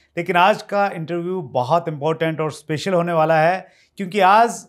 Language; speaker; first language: Hindi; native; Hindi